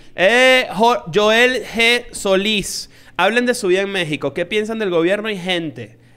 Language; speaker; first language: Spanish; native; Spanish